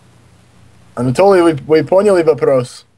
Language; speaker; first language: Russian; non-native, fluent; English